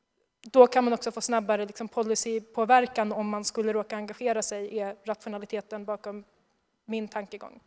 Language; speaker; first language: Swedish; native; Swedish